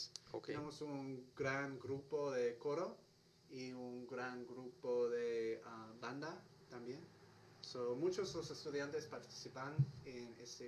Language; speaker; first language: Spanish; non-native, learner; English